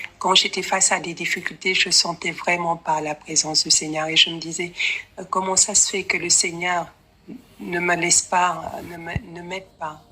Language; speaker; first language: French; non-native, local second language; Wolof